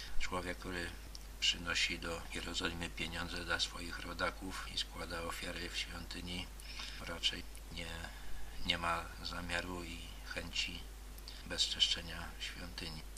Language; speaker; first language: Polish; native; Polish